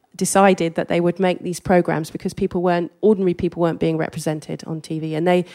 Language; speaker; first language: English; native; English